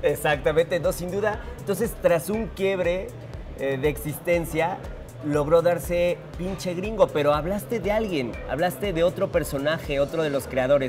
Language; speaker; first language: Spanish; native; Spanish